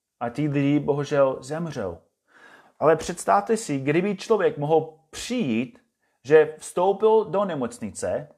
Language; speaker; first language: Czech; non-native, fluent; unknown